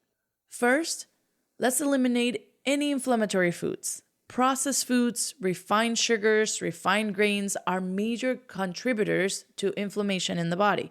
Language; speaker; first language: English; non-native, fluent; Spanish